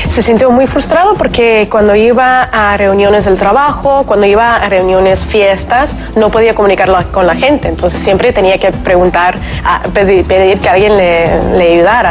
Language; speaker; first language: Spanish; non-native, fluent; Russian